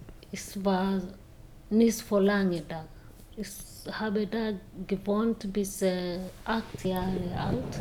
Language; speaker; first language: German; non-native, learner; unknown